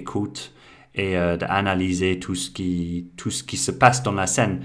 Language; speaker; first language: French; non-native, fluent; English